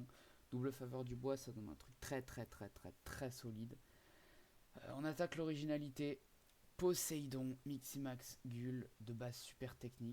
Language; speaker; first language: French; native; French